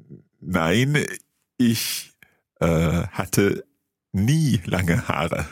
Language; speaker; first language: German; non-native, learner; English